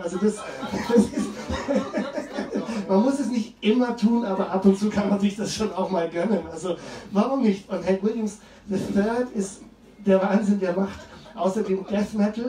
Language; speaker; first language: German; native; German